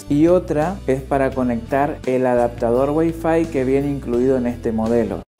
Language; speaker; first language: Spanish; native; Spanish